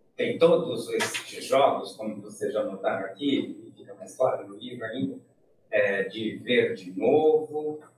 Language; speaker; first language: Portuguese; native; Portuguese